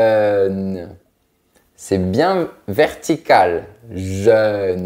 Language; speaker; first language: French; native; French